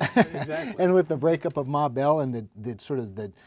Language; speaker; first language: English; native; English